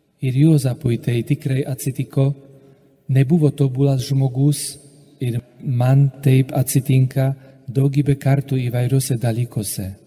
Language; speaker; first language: Lithuanian; non-native, fluent; Slovak